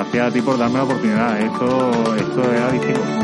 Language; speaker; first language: Spanish; native; Spanish